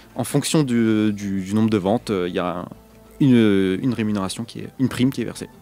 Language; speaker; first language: French; native; French